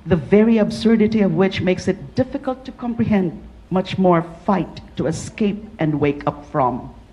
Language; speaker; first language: English; non-native, local second language; Filipino